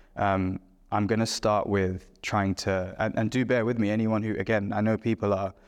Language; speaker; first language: English; native; English